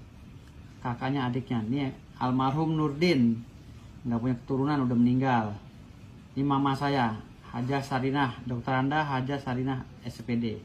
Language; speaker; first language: Indonesian; native; Indonesian